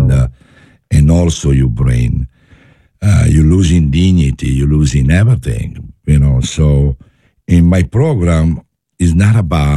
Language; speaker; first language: English; non-native, learner; Italian